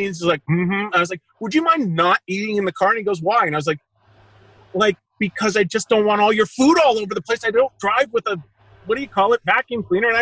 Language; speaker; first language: English; native; English